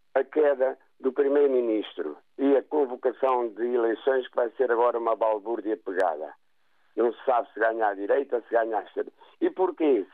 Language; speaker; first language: Portuguese; native; Portuguese